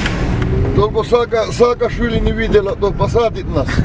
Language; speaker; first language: Russian; non-native, fluent; Georgian